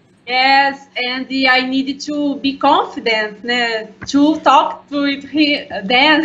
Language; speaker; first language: English; non-native, learner; Portuguese